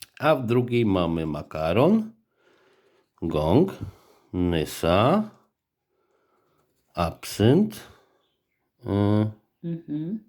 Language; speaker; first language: Polish; native; Polish